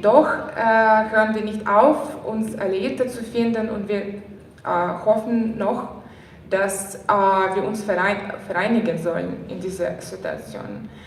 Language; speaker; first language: German; non-native, fluent; Ukrainian